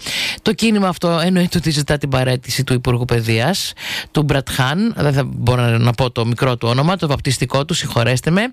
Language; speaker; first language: Greek; native; Greek